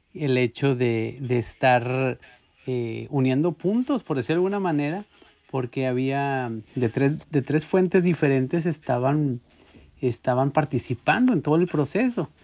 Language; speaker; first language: Spanish; native; Spanish